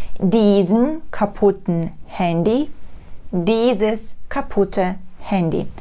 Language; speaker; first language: German; non-native, fluent; Ukrainian